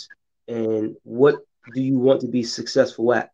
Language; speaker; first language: English; native; English